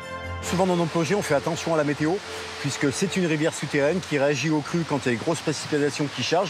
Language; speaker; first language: French; native; French